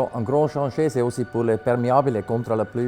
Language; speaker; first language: French; non-native, local second language; German